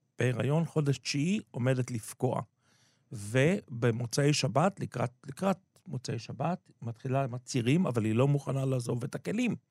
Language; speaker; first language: Hebrew; native; Hebrew